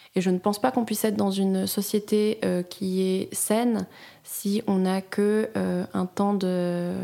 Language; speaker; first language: French; native; French